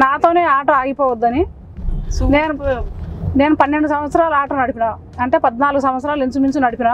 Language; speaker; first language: Telugu; native; Telugu